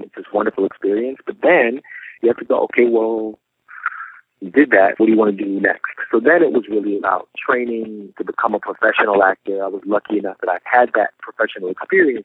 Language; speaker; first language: English; native; English